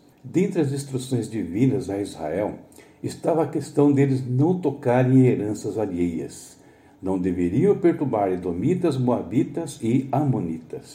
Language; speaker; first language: Portuguese; native; Portuguese